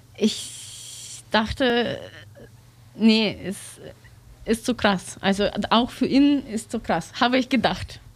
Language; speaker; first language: German; non-native, learner; Russian